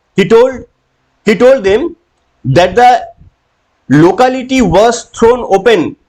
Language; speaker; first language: English; non-native, local second language; Bangla